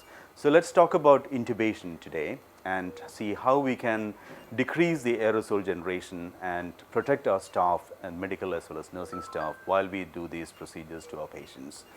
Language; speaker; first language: English; non-native, local second language; Malayalam